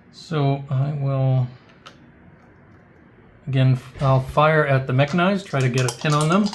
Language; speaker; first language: English; native; English